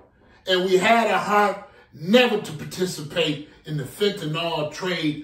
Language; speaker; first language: English; native; English